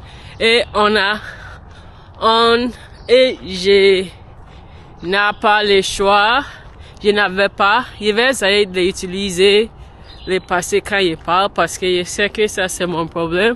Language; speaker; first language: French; non-native, learner; English